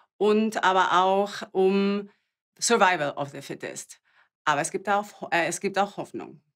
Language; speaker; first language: German; non-native, fluent; Spanish